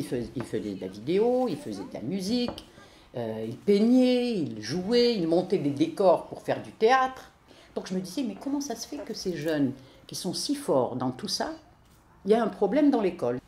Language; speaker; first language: French; native; French